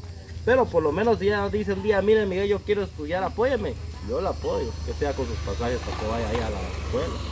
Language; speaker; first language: Spanish; native; Spanish